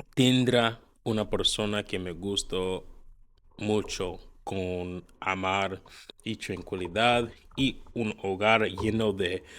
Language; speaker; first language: Spanish; non-native, learner; English